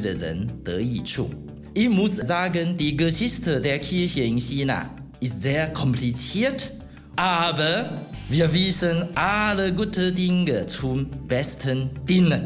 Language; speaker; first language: German; non-native, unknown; Chinese